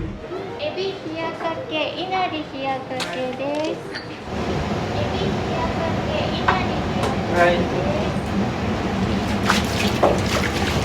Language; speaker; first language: Japanese; native; Japanese